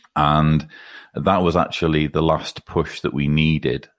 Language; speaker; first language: English; native; English